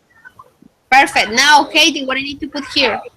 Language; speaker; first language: English; non-native, fluent; Spanish